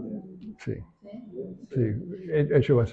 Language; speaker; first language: Spanish; non-native, learner; English